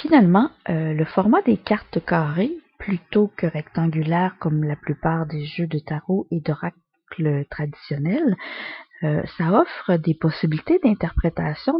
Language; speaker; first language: French; native; French